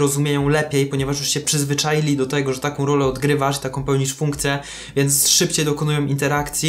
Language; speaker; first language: Polish; native; Polish